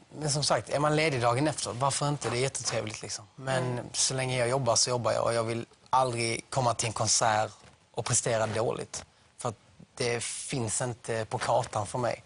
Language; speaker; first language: Swedish; native; Swedish